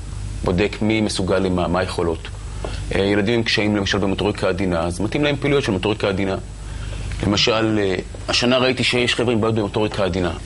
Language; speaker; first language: Hebrew; native; Hebrew